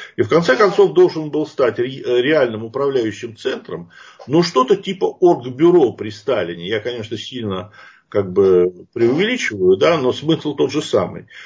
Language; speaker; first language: Russian; native; Russian